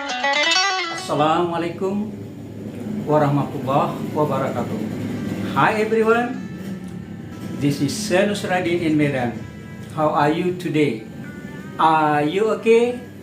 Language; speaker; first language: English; non-native, fluent; Indonesian